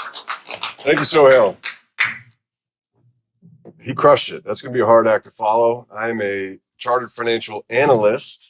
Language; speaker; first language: English; native; English